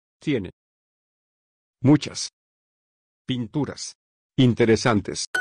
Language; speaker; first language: Spanish; non-native, learner; Swedish